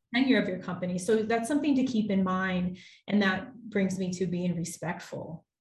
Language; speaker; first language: English; native; English